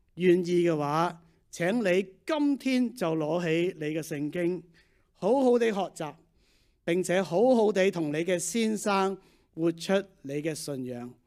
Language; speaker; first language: Cantonese; native; Cantonese